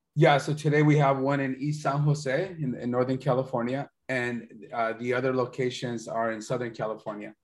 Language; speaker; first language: English; early bilingual, other home language; Spanish